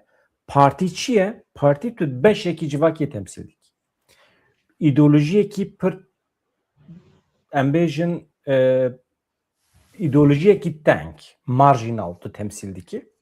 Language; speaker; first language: Kurdish; native; Kurdish